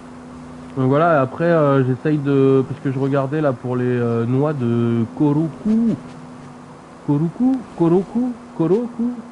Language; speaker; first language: French; native; French